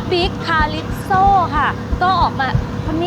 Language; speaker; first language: Thai; native; Thai